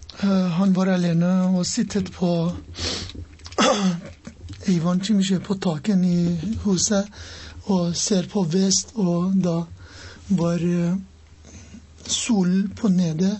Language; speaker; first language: Norwegian; non-native, learner; Persian